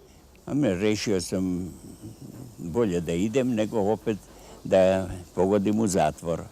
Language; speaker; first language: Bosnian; non-native, fluent; Russian